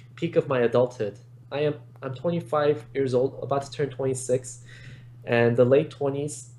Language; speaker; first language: English; native; English